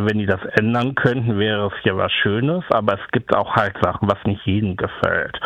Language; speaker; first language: German; native; German